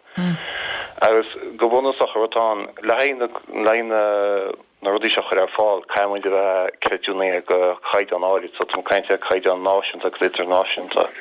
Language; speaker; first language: Irish; native; Irish